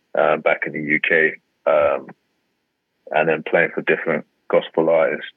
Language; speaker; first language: English; native; English